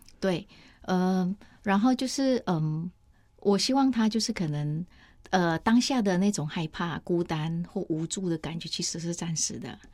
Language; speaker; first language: Chinese; non-native, fluent; Vietnamese